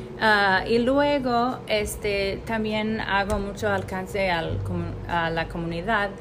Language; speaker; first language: Spanish; non-native, fluent; English